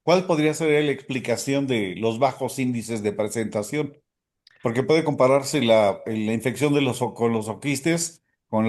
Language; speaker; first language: Spanish; native; Spanish